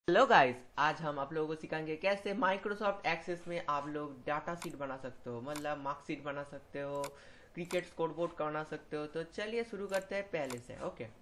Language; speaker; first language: Hindi; non-native, local second language; Bangla